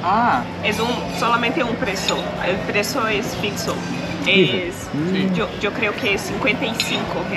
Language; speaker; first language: Spanish; non-native, learner; Portuguese